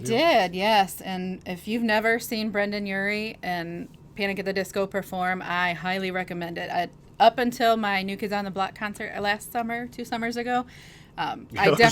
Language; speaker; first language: English; native; English